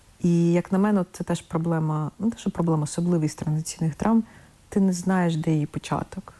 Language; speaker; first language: Ukrainian; non-native, local second language; Russian